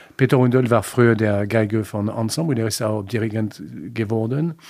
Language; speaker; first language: German; non-native, fluent; French